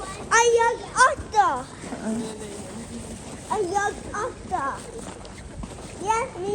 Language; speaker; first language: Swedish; early bilingual, other home language; Mongolian